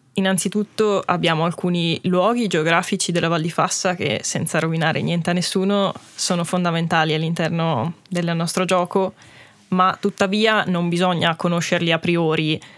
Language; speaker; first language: Italian; native; Italian